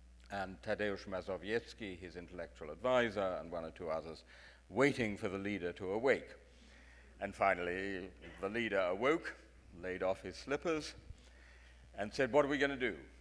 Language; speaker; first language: English; native; English